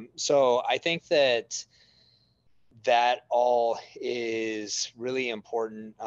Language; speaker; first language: English; native; English